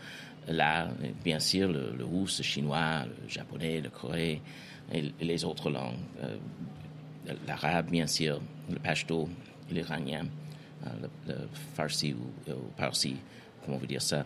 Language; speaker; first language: French; non-native, fluent; English